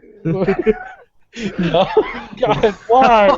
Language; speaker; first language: English; native; English